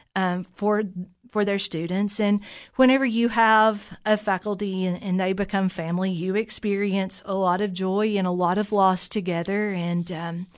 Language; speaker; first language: English; native; English